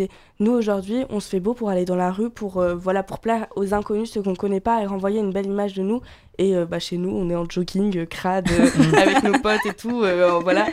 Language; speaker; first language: French; native; French